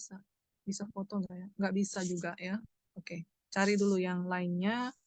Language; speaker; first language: Indonesian; native; Indonesian